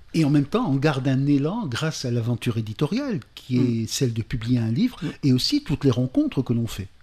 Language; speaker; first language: French; non-native, local second language; Arabic